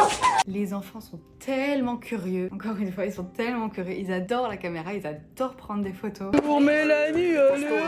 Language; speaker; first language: French; native; French